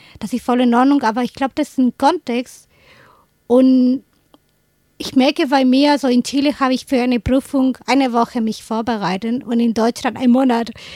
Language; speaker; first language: German; non-native, learner; Spanish